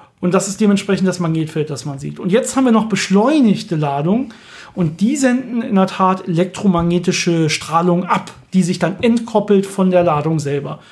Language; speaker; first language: German; native; German